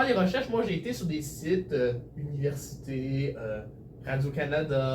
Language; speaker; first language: French; native; French